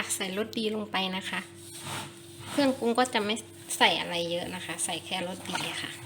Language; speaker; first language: Thai; non-native, local second language; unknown